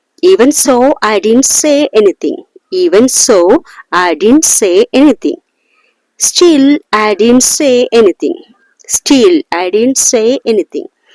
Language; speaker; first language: English; non-native, local second language; Malayalam